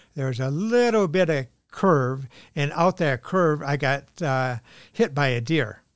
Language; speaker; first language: English; native; English